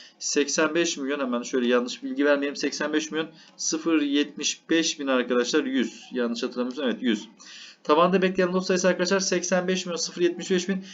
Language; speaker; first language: Turkish; native; Turkish